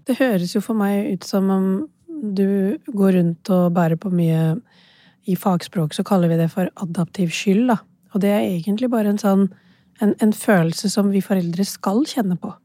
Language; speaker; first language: Norwegian; early bilingual, other home language; Urdu